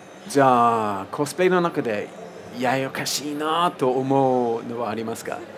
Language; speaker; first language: Japanese; non-native, fluent; English